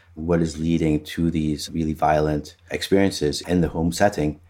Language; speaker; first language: English; non-native, fluent; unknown